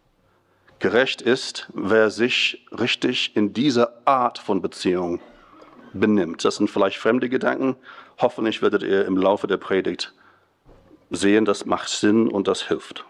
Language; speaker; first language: German; non-native, fluent; English